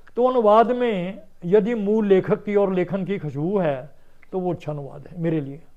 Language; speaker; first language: Hindi; non-native, local second language; Punjabi